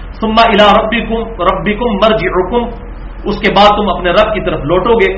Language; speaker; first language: Urdu; non-native, local second language; Punjabi